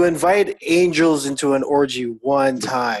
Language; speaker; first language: English; non-native, local second language; Filipino